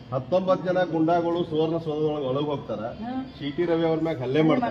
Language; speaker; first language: Kannada; native; Kannada